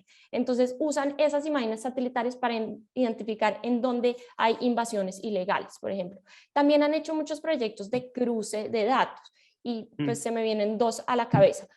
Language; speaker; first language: Spanish; native; Spanish